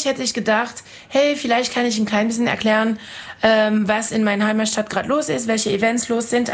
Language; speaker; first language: German; non-native, fluent; French